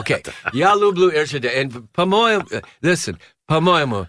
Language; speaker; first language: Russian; non-native, learner; English